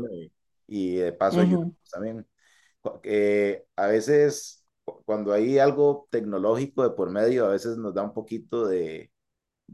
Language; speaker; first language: Spanish; native; Spanish